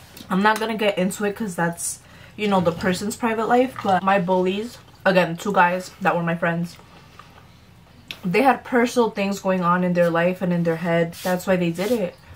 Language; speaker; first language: English; early bilingual, other home language; Spanish